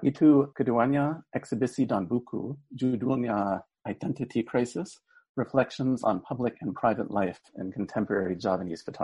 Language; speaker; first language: Indonesian; non-native, learner; English